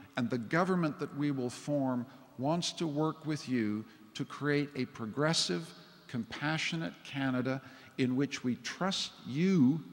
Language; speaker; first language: English; native; English